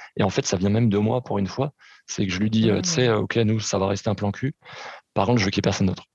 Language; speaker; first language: French; early bilingual, other home language; Portuguese